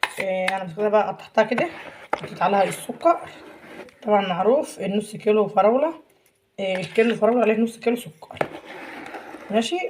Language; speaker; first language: Arabic; native; Arabic